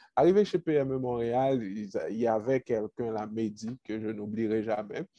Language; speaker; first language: French; native; French